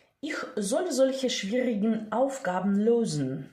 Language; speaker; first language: German; non-native, fluent; Ukrainian